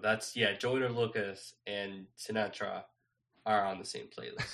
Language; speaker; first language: English; non-native, fluent; Spanish